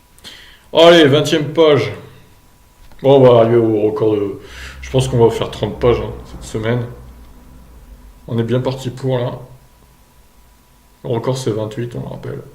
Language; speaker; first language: French; native; French